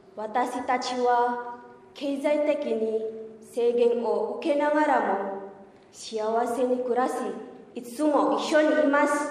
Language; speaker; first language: Japanese; non-native, fluent; Indonesian